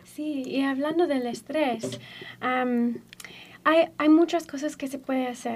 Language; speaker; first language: Spanish; non-native, fluent; English